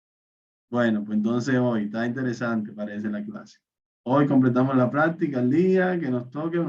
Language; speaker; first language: Spanish; native; Spanish